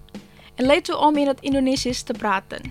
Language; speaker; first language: Dutch; non-native, learner; Indonesian